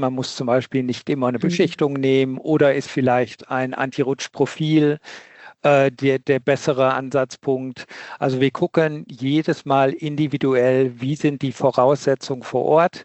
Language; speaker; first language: German; native; German